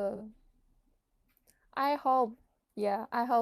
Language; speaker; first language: English; non-native, learner; Chinese